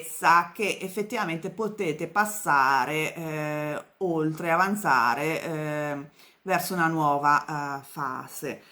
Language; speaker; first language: Italian; native; Italian